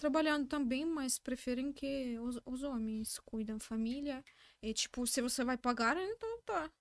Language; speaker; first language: Portuguese; non-native, learner; Russian